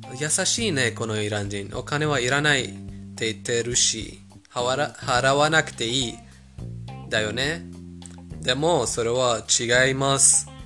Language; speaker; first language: Japanese; non-native, fluent; Persian